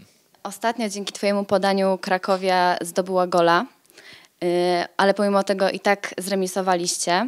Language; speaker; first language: Polish; native; Polish